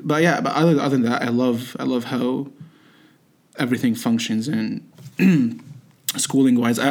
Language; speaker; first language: English; non-native, fluent; Arabic